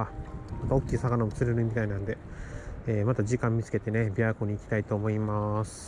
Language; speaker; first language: Japanese; native; Japanese